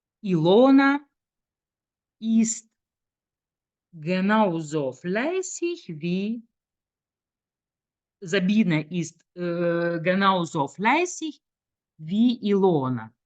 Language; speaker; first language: German; non-native, fluent; Lithuanian